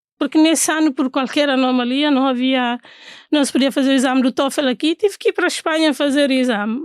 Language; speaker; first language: Portuguese; non-native, local second language; Fula